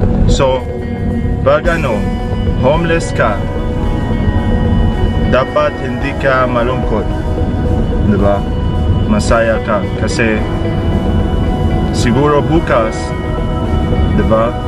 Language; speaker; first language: Filipino; non-native, learner; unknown